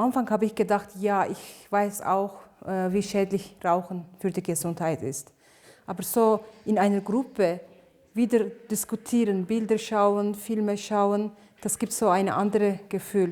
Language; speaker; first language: German; non-native, fluent; Turkish